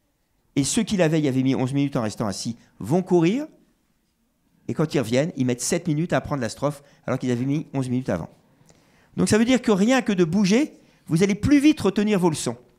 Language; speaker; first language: French; native; French